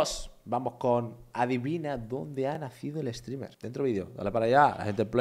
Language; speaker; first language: Spanish; native; Spanish